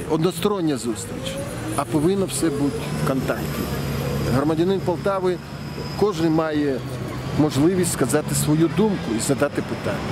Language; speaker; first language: Ukrainian; native; Ukrainian